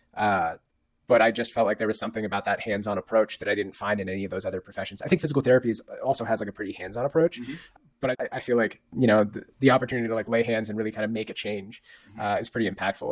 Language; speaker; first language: English; native; English